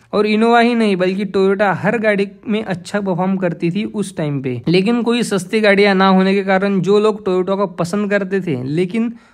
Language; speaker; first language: Hindi; non-native, local second language; Marathi